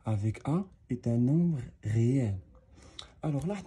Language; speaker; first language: French; non-native, local second language; Arabic